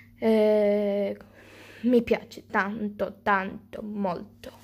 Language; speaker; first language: Italian; early bilingual, other home language; Romanian